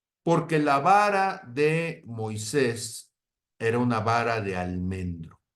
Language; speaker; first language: Spanish; native; Spanish